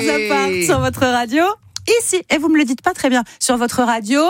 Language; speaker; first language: French; native; French